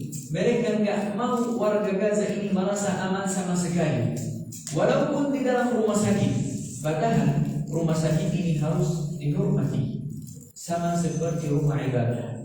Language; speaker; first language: Indonesian; non-native, fluent; Arabic